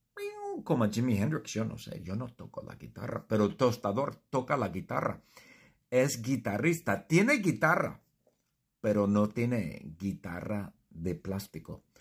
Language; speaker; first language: Spanish; non-native, fluent; English